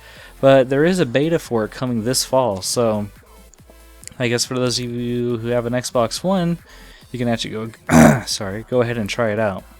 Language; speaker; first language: English; native; English